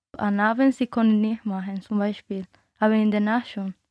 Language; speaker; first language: German; non-native, learner; Spanish